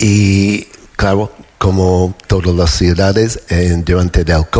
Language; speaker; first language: Spanish; non-native, fluent; English